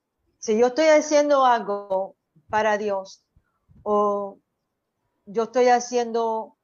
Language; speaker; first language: Spanish; early bilingual, other home language; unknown